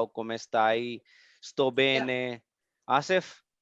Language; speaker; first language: Italian; non-native, fluent; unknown